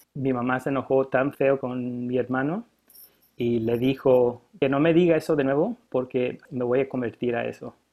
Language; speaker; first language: Spanish; early bilingual, heritage; Spanish